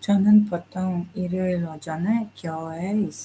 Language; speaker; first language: Korean; non-native, learner; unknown